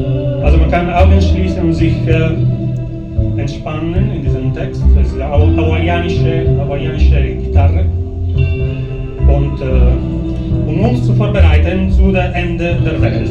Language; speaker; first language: German; non-native, fluent; Italian